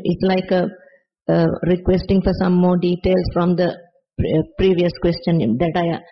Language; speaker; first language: English; non-native, local second language; Sinhala